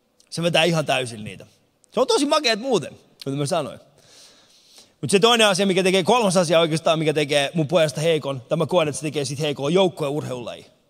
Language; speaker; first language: Finnish; non-native, fluent; Persian